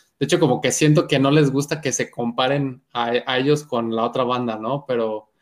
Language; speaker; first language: Spanish; native; Spanish